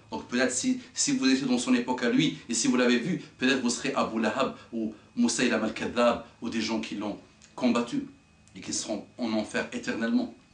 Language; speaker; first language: French; non-native, local second language; Arabic